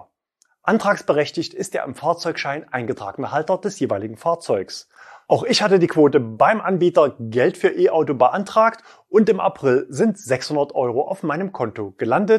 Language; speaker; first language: German; native; German